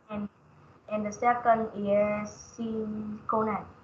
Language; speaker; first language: English; non-native, learner; Vietnamese